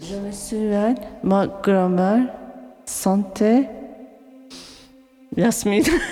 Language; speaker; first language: French; non-native, learner; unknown